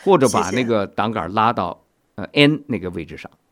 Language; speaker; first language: Chinese; native; Chinese